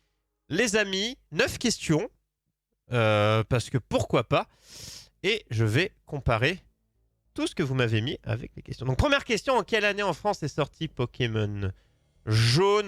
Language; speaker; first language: French; native; French